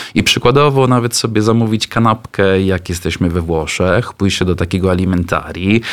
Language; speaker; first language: Polish; non-native, fluent; Italian